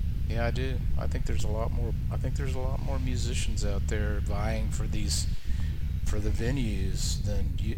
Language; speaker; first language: English; native; English